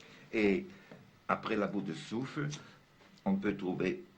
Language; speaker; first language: French; non-native, fluent; German